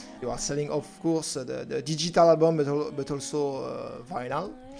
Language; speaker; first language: English; non-native, fluent; French